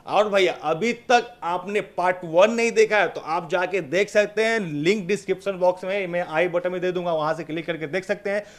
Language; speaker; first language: Hindi; native; Hindi